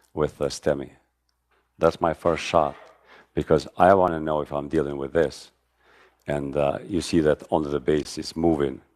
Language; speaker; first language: English; non-native, fluent; Albanian